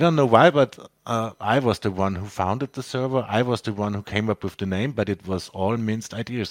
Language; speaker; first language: English; non-native, fluent; German